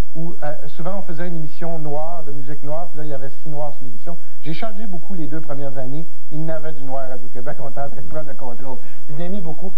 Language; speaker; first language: French; native; French